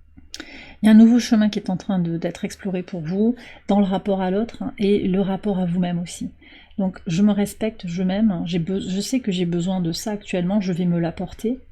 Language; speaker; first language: French; native; French